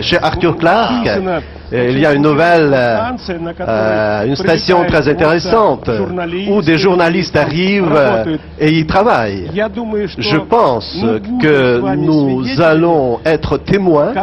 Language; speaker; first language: French; non-native, fluent; Russian